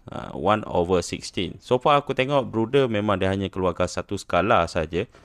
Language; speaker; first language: Malay; native; Malay